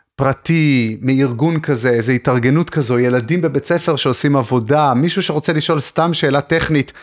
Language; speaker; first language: Hebrew; native; Hebrew